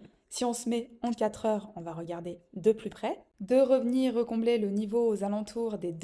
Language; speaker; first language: French; native; French